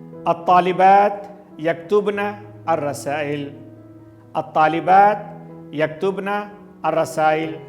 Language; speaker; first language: Arabic; non-native, fluent; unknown